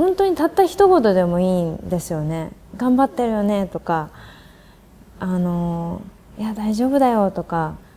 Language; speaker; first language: Japanese; native; Japanese